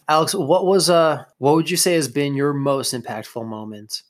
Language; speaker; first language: English; native; English